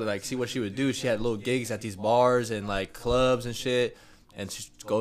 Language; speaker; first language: English; native; English